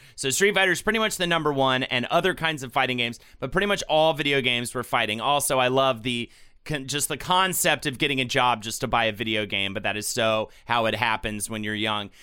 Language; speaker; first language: English; native; English